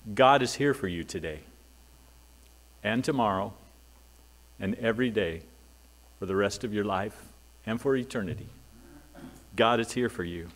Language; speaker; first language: English; native; English